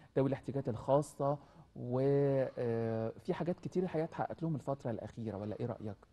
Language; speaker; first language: Arabic; native; Arabic